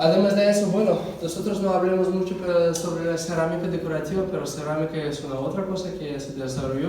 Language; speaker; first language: Spanish; non-native, fluent; Russian